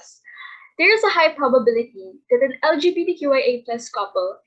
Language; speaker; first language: English; non-native, local second language; Filipino